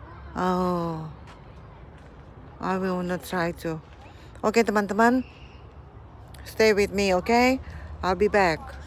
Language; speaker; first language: English; non-native, learner; Indonesian